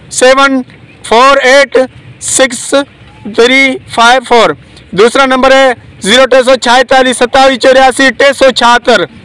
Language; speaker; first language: Urdu; non-native, local second language; Sindhi